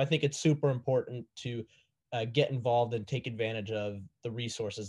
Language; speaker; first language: English; native; English